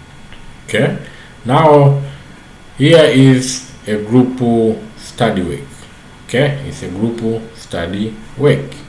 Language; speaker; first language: English; non-native, local second language; Swahili